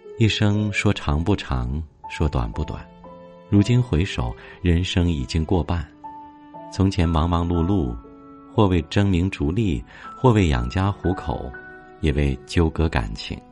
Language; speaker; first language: Chinese; native; Chinese